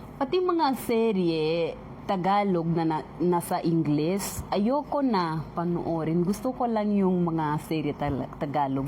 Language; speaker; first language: Filipino; non-native, fluent; Swahili